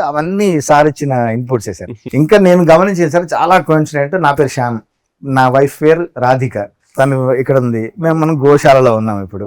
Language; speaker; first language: Telugu; native; Telugu